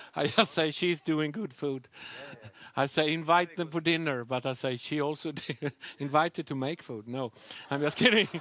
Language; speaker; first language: English; non-native, learner; Swedish